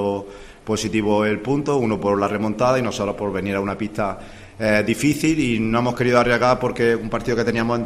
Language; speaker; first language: Spanish; native; Spanish